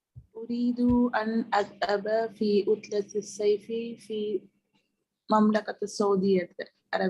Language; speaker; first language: Arabic; non-native, learner; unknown